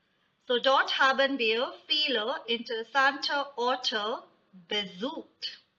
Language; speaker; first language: German; non-native, fluent; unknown